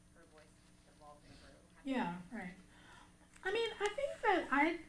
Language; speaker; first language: English; native; English